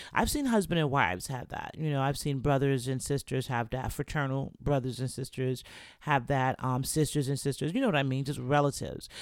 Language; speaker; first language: English; native; English